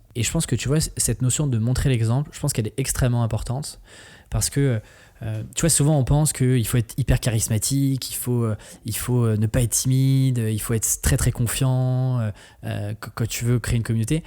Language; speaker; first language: French; native; French